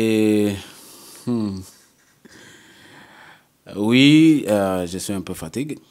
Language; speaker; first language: French; non-native, learner; English